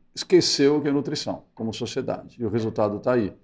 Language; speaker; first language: Portuguese; early bilingual, other home language; Spanish